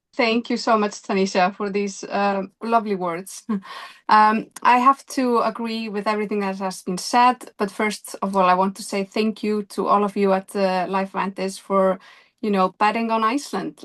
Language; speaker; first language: English; non-native, fluent; Icelandic